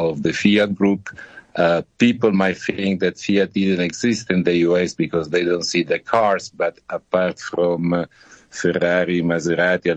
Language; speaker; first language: English; non-native, fluent; Italian